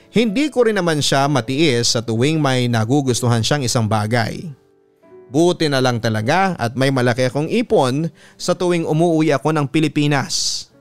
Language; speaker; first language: Filipino; native; Filipino